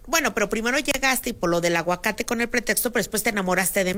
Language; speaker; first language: Spanish; native; Spanish